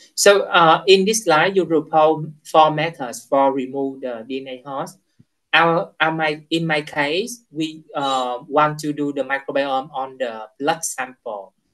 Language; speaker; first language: English; non-native, fluent; Vietnamese